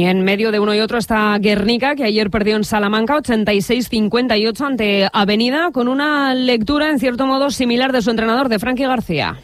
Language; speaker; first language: Spanish; native; Spanish